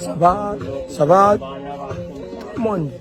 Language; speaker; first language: French; non-native, local second language; Malagasy